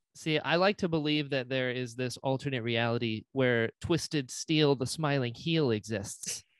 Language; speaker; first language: English; native; English